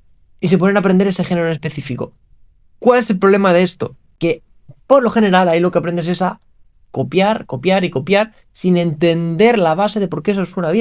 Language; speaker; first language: Spanish; native; Spanish